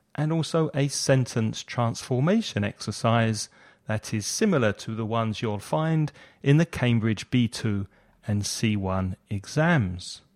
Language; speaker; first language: English; native; English